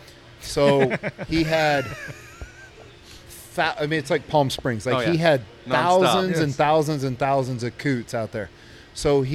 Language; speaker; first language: English; native; English